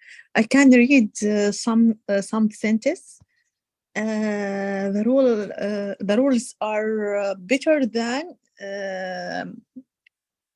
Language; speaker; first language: English; non-native, learner; Arabic